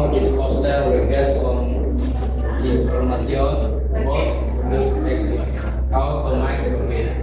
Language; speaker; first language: English; non-native, learner; Indonesian